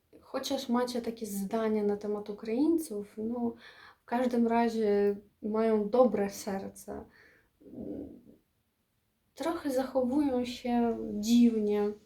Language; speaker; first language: Polish; non-native, fluent; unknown